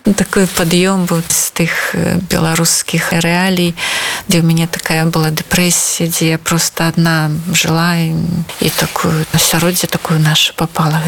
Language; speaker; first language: Belarusian; non-native, local second language; Russian